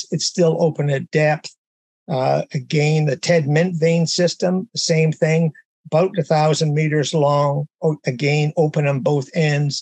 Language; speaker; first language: English; native; English